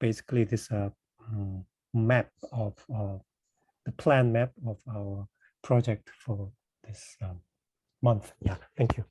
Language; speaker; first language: English; non-native, fluent; Korean